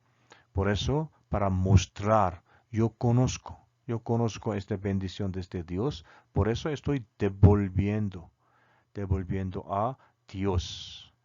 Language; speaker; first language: Spanish; non-native, learner; Korean